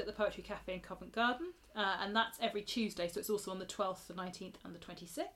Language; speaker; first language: English; native; English